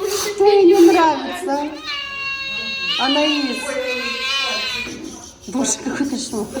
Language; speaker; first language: Russian; native; Russian